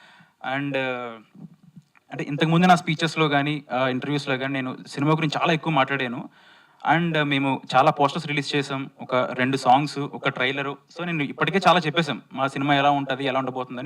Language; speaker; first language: Telugu; native; Telugu